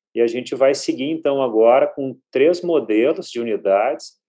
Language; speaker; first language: Portuguese; native; Portuguese